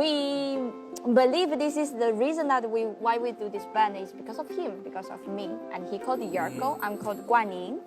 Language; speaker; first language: English; non-native, learner; Chinese